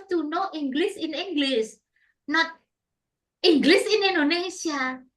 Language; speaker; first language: English; non-native, fluent; Indonesian